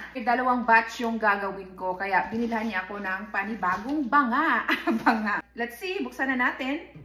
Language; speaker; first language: Filipino; native; Filipino